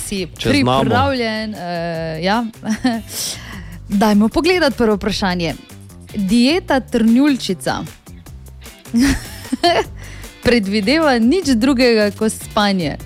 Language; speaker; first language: Slovenian; native; Slovenian